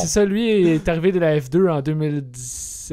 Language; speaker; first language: French; native; French